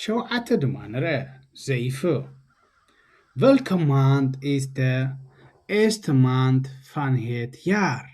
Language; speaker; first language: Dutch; non-native, fluent; Tigrinya